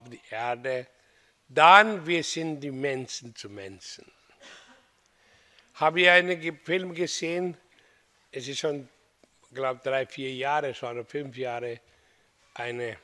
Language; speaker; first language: German; non-native, learner; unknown